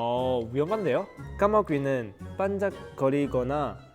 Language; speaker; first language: Korean; non-native, fluent; Cantonese